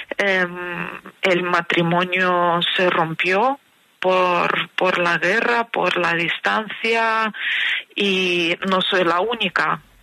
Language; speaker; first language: Spanish; non-native, fluent; Ukrainian